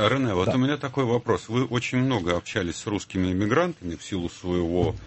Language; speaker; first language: Russian; native; Russian